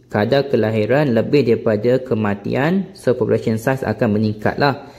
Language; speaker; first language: Malay; native; Malay